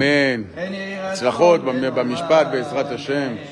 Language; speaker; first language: Hebrew; native; Hebrew